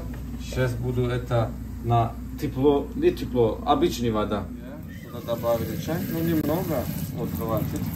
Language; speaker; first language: Russian; non-native, learner; Turkish